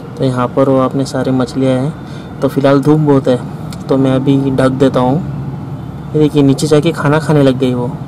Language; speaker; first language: Hindi; non-native, local second language; Marathi